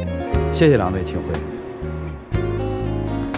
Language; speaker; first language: Chinese; native; Chinese